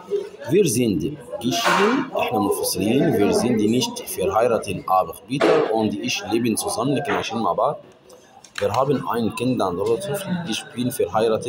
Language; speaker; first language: German; non-native, learner; Arabic